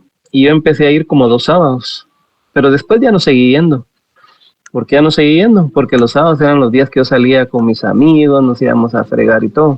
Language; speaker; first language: Spanish; native; Spanish